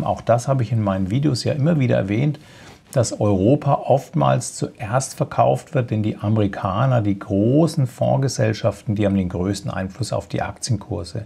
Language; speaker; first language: German; native; German